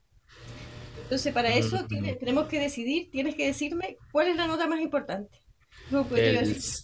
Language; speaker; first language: Spanish; native; Spanish